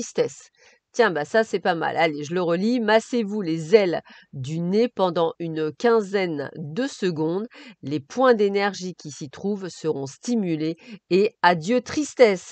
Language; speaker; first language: French; native; French